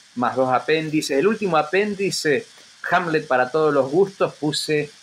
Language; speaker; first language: Spanish; native; Spanish